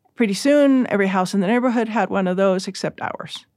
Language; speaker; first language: English; early bilingual, other home language; Spanish